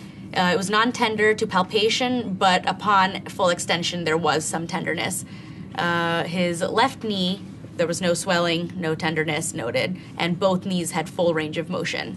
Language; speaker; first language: English; native; English